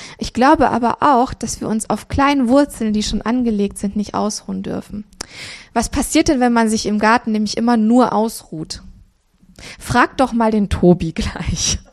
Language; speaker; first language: German; early bilingual, other home language; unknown